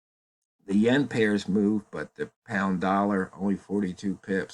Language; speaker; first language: English; native; English